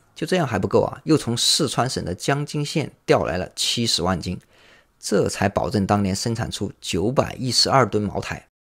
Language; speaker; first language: Chinese; native; Chinese